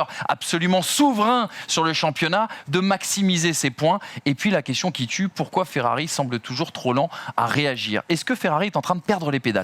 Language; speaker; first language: French; native; French